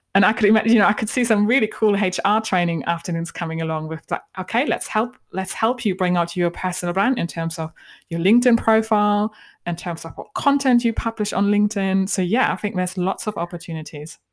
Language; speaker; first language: English; non-native, fluent; German